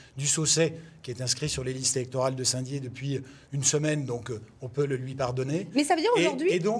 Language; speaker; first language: French; native; French